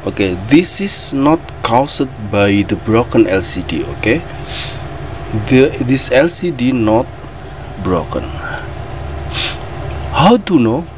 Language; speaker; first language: English; non-native, learner; Indonesian